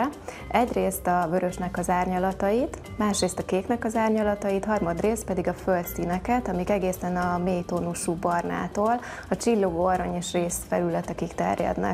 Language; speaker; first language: Hungarian; native; Hungarian